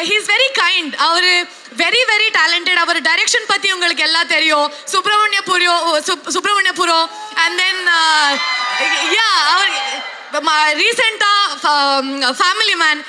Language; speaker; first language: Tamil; non-native, learner; Kannada